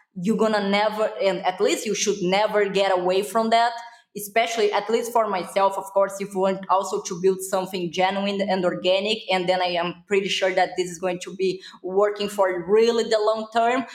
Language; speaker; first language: English; non-native, fluent; Portuguese